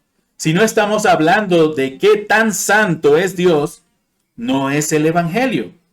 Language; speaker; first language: Spanish; non-native, fluent; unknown